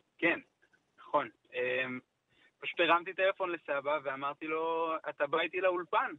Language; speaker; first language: Hebrew; native; Hebrew